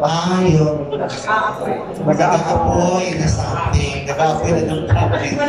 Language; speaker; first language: Filipino; native; Filipino